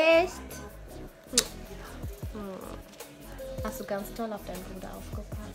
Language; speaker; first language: German; native; German